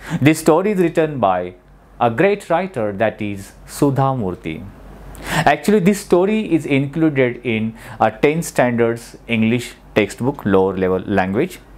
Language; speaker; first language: English; non-native, local second language; Marathi